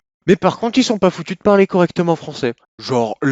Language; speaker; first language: French; native; French